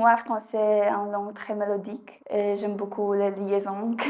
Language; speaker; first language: French; non-native, learner; Polish